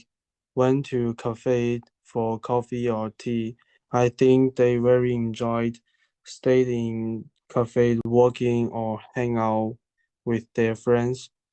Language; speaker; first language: English; non-native, learner; Chinese